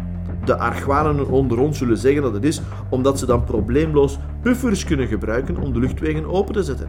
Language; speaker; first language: Dutch; native; Dutch